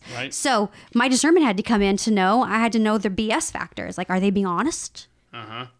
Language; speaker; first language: English; native; English